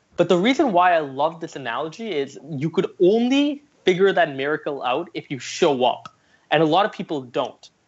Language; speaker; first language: English; early bilingual, other home language; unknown